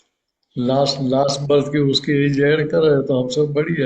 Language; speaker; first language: Hindi; non-native, local second language; Gujarati